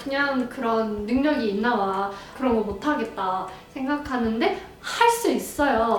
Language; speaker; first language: Korean; non-native, fluent; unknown